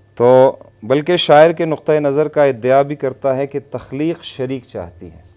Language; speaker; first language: Urdu; non-native, local second language; Persian